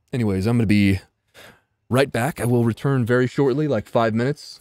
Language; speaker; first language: English; native; English